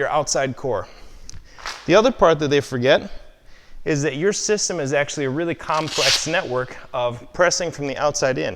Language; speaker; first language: English; native; English